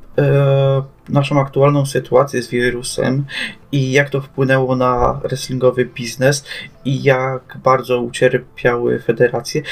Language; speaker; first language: Polish; native; Polish